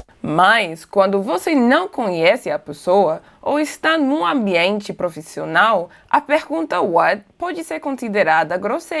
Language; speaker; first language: Portuguese; non-native, fluent; English